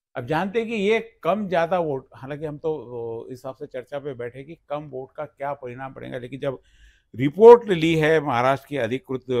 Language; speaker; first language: Hindi; non-native, local second language; Marathi